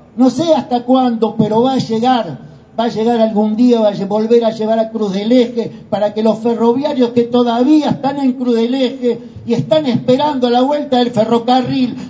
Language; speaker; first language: Spanish; native; Spanish